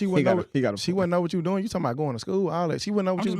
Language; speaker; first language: English; native; English